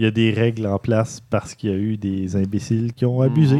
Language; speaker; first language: French; native; French